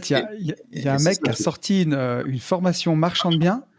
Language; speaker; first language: French; native; French